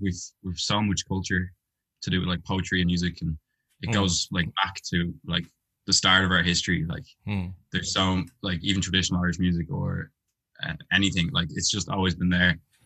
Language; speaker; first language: English; native; English